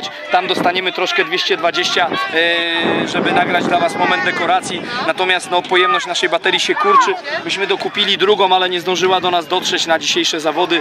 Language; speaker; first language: Polish; native; Polish